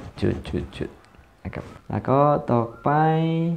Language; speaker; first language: Thai; non-native, fluent; Indonesian